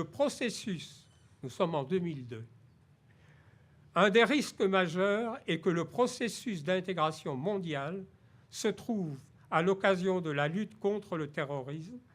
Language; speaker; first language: French; native; French